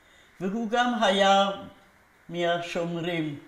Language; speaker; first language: Hebrew; non-native, fluent; Polish